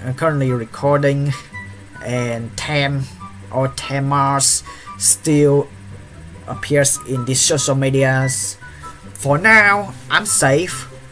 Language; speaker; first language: English; non-native, learner; Vietnamese